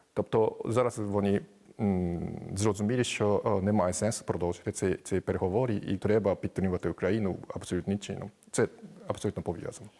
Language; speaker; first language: Ukrainian; non-native, fluent; Japanese